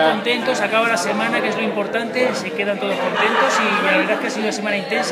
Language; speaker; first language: Spanish; native; Spanish